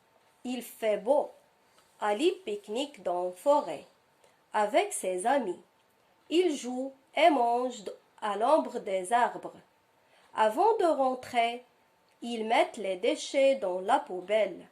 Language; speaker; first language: French; non-native, local second language; Arabic